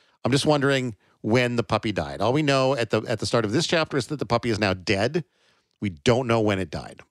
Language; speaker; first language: English; native; English